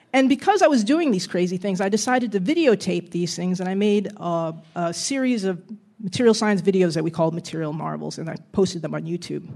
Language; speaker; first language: English; native; English